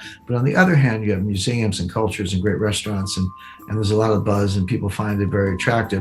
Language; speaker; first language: English; native; English